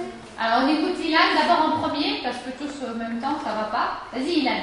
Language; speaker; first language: French; native; French